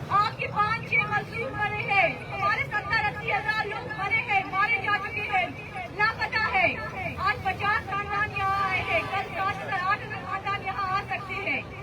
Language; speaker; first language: Urdu; non-native, local second language; Baluchi